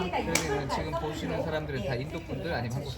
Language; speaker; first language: Korean; native; Korean